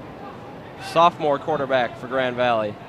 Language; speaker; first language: English; native; English